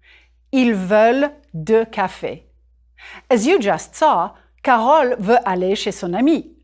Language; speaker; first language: French; non-native, fluent; English